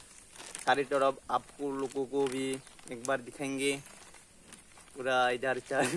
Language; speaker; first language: Hindi; non-native, local second language; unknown